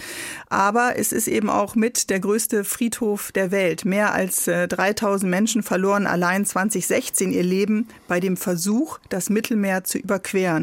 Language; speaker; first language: German; native; German